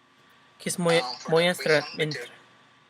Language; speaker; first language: Spanish; non-native, learner; English